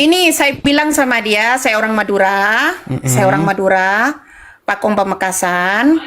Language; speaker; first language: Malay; non-native, local second language; Madurese